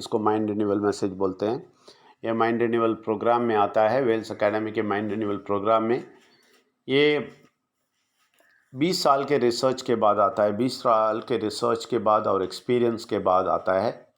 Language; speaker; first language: Hindi; non-native, local second language; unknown